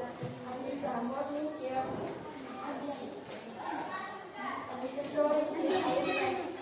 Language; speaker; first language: English; non-native, learner; Indonesian